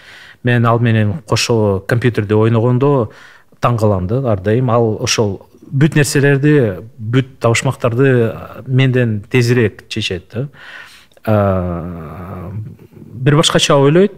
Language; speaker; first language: Kyrgyz; non-native, local second language; Russian